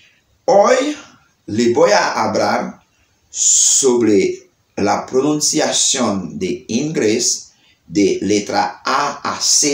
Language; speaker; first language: Spanish; non-native, learner; Haitian Creole